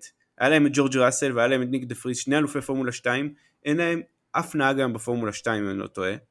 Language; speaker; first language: Hebrew; native; Hebrew